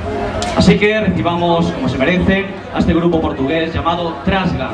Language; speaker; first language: Spanish; native; Spanish